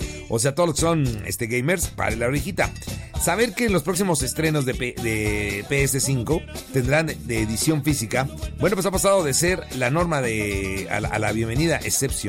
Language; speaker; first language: Spanish; native; Spanish